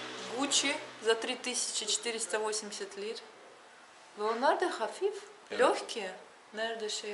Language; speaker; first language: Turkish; non-native, fluent; Russian